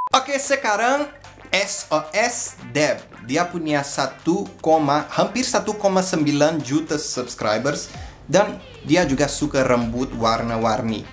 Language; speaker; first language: Indonesian; non-native, fluent; Portuguese